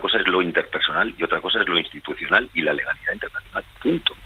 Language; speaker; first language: Spanish; native; Spanish